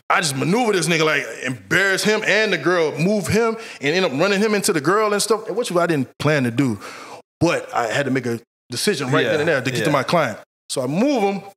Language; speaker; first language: English; native; English